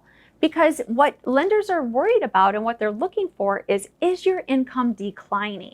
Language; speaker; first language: English; native; English